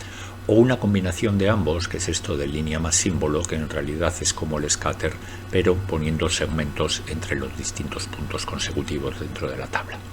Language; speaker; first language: Spanish; native; Spanish